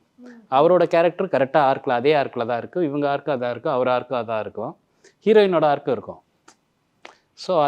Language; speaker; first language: Tamil; native; Tamil